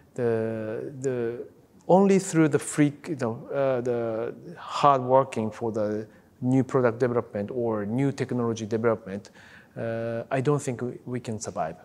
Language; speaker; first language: English; non-native, fluent; Japanese